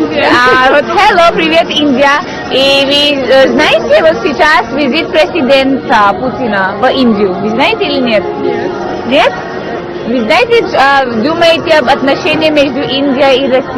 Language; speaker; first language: Russian; non-native, learner; Hindi